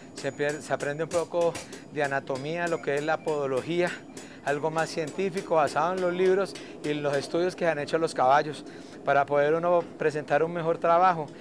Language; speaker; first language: Spanish; native; Spanish